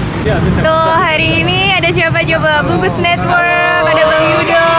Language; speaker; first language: Indonesian; native; Indonesian